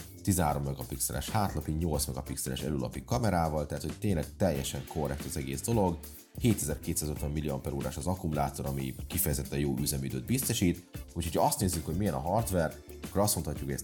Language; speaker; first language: Hungarian; native; Hungarian